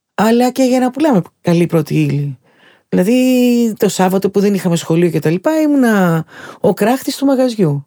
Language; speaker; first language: Greek; native; Greek